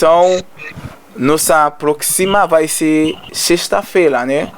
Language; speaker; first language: Portuguese; non-native, learner; Haitian Creole